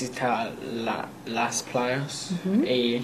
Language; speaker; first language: Spanish; non-native, learner; English